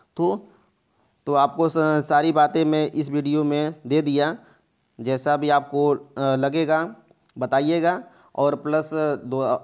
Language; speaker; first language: Hindi; native; Hindi